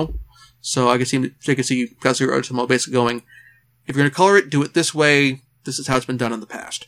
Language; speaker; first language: English; native; English